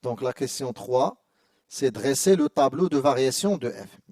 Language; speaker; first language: French; non-native, local second language; Arabic